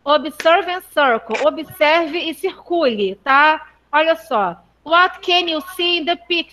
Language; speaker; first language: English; non-native, fluent; Portuguese